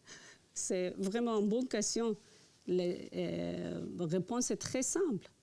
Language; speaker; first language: French; non-native, learner; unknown